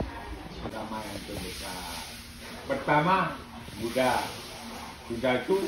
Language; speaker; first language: Chinese; early bilingual, heritage; Chinese